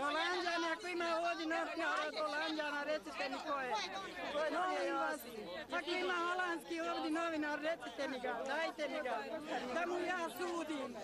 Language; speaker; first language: Bosnian; native; Bosnian